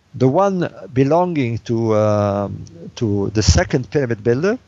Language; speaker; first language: English; non-native, fluent; Arabic